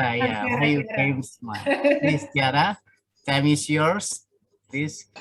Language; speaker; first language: English; non-native, fluent; Indonesian